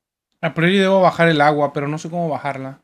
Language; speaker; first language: Spanish; native; Spanish